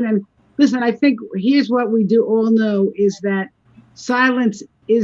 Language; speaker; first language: English; native; English